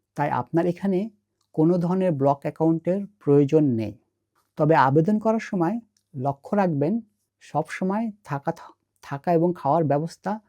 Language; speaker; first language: Bangla; native; Bangla